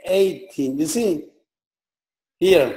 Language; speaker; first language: English; non-native, learner; Spanish